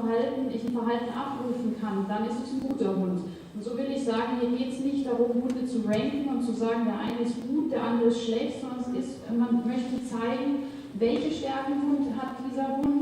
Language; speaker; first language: German; native; German